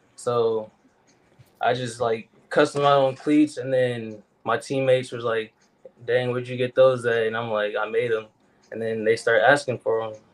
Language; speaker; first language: English; native; English